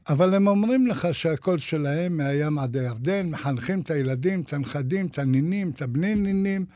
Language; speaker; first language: Hebrew; native; Hebrew